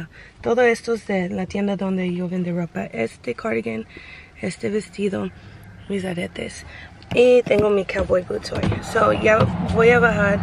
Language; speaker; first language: Spanish; non-native, learner; English